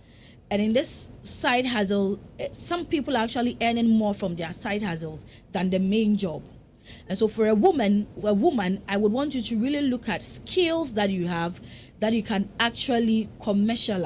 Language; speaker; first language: English; non-native, local second language; Akan